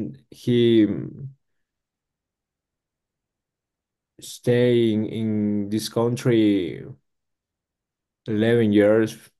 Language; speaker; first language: English; non-native, learner; Spanish